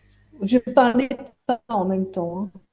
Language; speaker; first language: French; native; French